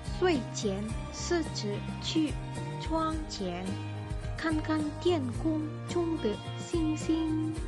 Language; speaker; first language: Chinese; non-native, learner; Indonesian